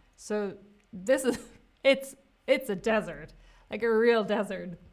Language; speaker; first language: English; non-native, fluent; German